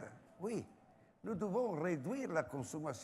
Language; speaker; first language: French; non-native, fluent; Italian